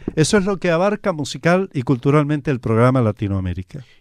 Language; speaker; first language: Spanish; native; Spanish